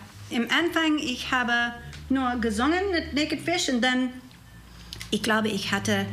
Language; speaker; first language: German; non-native, learner; English